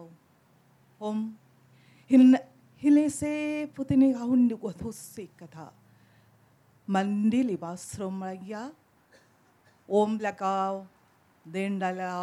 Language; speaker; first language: English; non-native, local second language; Bangla